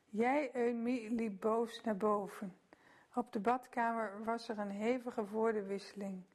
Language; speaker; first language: Dutch; native; Dutch